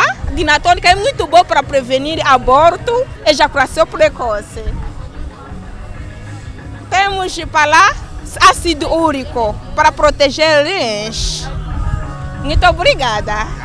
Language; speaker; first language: Portuguese; non-native, learner; Kinyarwanda